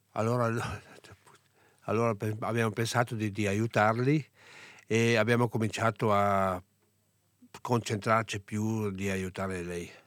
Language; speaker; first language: Italian; non-native, local second language; German